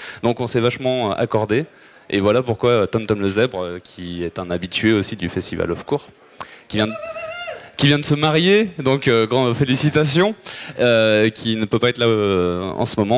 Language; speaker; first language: French; native; French